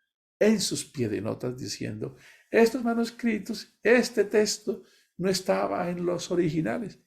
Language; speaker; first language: Spanish; native; Spanish